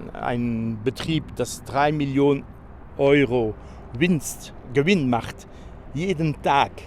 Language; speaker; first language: German; non-native, fluent; French